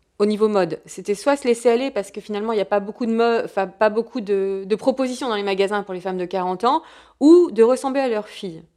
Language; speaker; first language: French; native; French